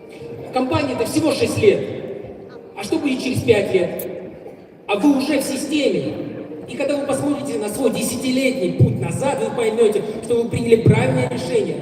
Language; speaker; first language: Russian; native; Russian